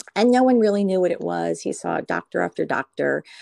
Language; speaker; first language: English; native; English